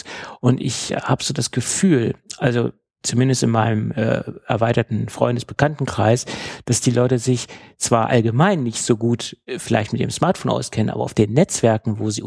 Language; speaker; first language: German; native; German